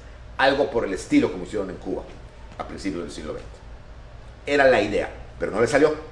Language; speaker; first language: Spanish; native; Spanish